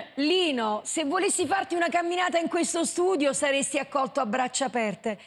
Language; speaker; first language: Italian; native; Italian